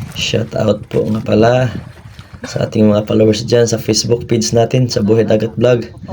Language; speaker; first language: Filipino; non-native, local second language; Cebuano